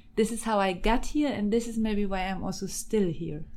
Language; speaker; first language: English; non-native, fluent; German